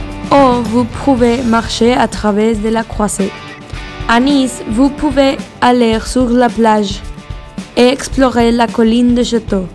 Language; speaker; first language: French; non-native, learner; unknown